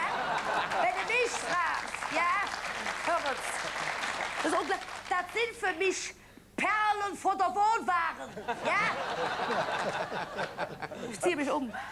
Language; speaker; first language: German; native; German